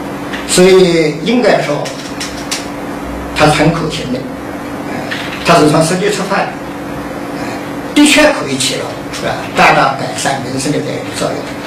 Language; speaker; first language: Chinese; native; Chinese